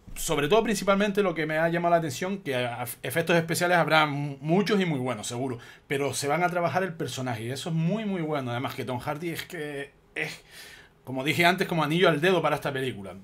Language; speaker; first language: Spanish; native; Spanish